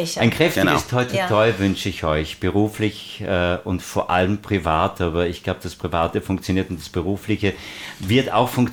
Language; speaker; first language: German; native; German